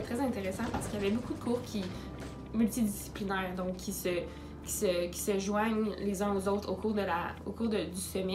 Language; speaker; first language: French; native; French